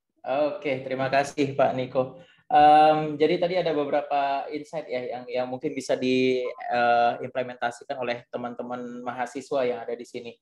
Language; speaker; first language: Indonesian; native; Indonesian